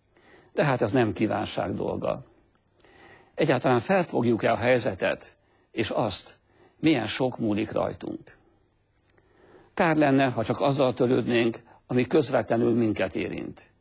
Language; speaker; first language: Hungarian; native; Hungarian